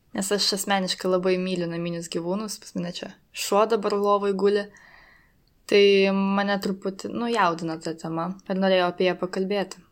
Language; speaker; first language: Lithuanian; native; Lithuanian